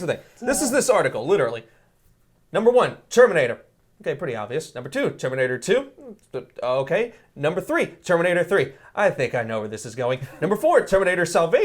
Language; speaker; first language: English; native; English